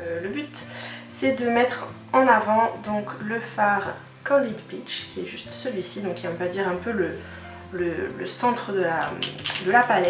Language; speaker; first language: French; native; French